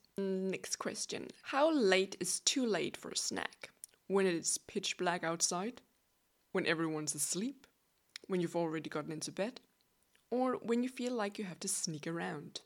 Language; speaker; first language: English; non-native, fluent; Danish